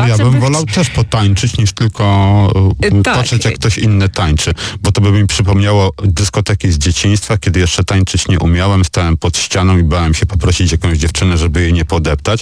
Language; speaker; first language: Polish; native; Polish